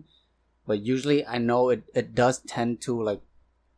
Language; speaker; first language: English; non-native, local second language; Cantonese